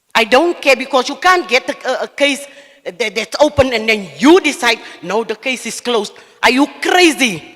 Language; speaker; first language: English; non-native, local second language; Afrikaans